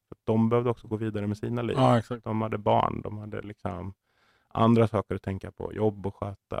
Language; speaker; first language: Swedish; native; Swedish